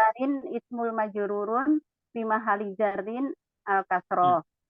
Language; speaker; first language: Arabic; non-native, learner; Indonesian